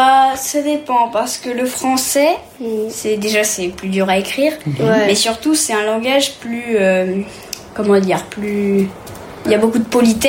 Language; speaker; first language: French; early bilingual, heritage; French